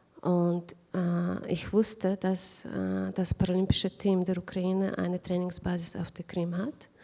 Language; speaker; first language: German; non-native, fluent; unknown